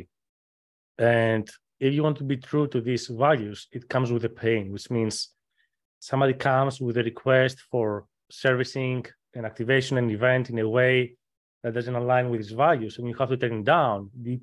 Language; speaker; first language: English; non-native, fluent; Greek